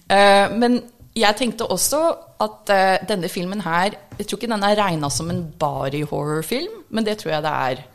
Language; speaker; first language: Norwegian; non-native, fluent; English